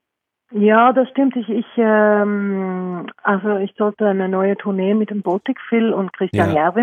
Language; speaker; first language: German; non-native, fluent; Norwegian